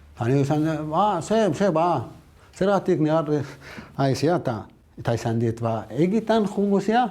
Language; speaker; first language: Basque; non-native, learner; Arabic